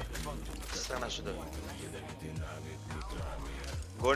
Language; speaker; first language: Bulgarian; native; Bulgarian